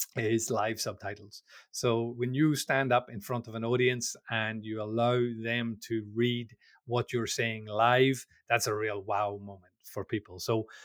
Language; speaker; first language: English; native; English